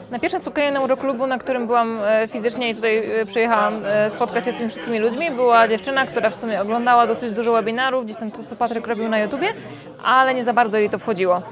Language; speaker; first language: Polish; native; Polish